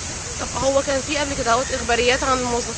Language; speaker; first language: Arabic; native; Arabic